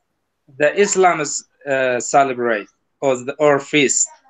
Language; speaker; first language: English; non-native, learner; Kurdish